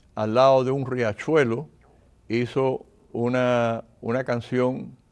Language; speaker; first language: Spanish; native; Spanish